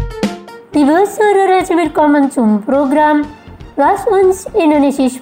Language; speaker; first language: German; non-native, fluent; Indonesian